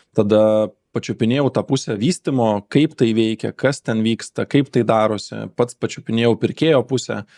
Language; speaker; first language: Lithuanian; native; Lithuanian